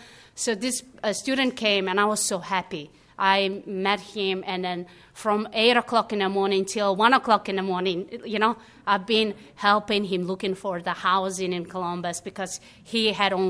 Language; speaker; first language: English; non-native, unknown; Mongolian